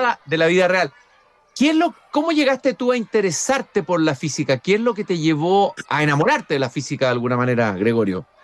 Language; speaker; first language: Spanish; native; Spanish